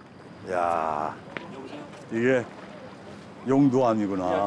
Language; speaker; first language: Korean; native; Korean